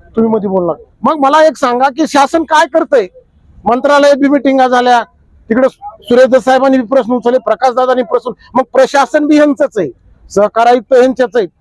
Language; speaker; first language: Marathi; native; Marathi